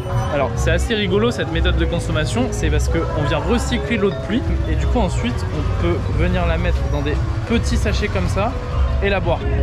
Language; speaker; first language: French; native; French